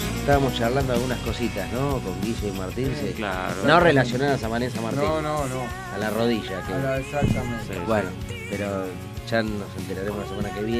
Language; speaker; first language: Spanish; native; Spanish